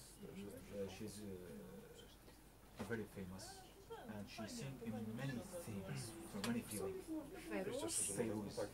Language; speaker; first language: English; non-native, learner; Arabic